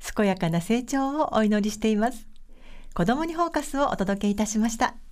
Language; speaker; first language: Japanese; native; Japanese